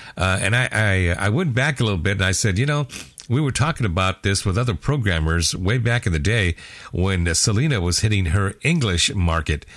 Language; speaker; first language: English; native; English